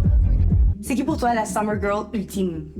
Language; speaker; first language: French; native; French